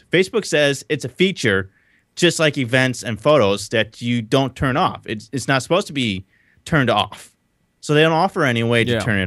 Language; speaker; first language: English; native; English